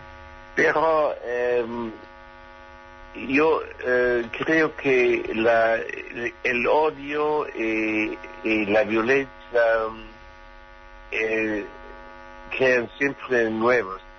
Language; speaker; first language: Spanish; non-native, learner; German